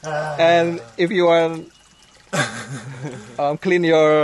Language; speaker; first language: English; non-native, learner; Indonesian